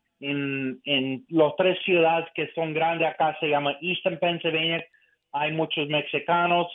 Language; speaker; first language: Spanish; early bilingual, heritage; English